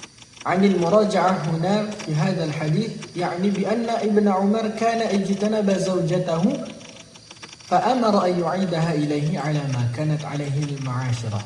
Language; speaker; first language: Arabic; non-native, learner; Indonesian